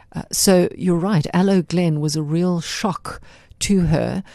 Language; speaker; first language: English; native; English